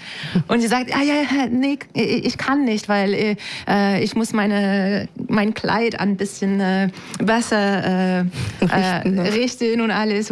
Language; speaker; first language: German; non-native, fluent; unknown